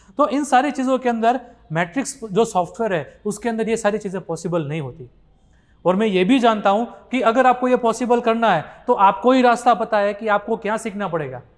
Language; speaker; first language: Hindi; non-native, local second language; Gujarati